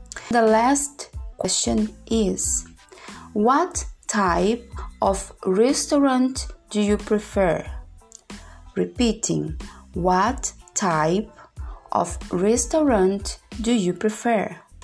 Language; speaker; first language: English; non-native, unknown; Portuguese